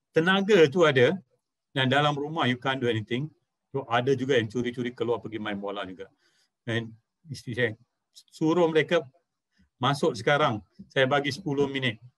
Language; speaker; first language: Malay; non-native, local second language; Punjabi